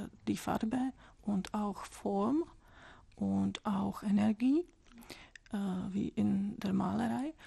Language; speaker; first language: German; non-native, fluent; Czech